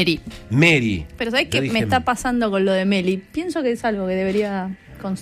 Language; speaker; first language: Spanish; native; Spanish